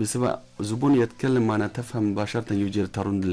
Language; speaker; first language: Arabic; non-native, learner; Chinese